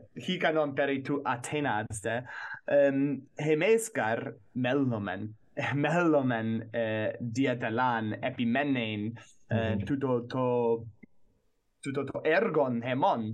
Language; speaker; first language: Greek; non-native, fluent; English